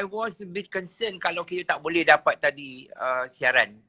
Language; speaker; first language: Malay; native; Malay